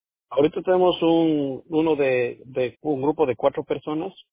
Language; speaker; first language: Spanish; native; Spanish